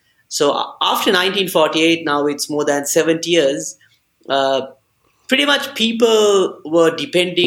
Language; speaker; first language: English; non-native, local second language; Sinhala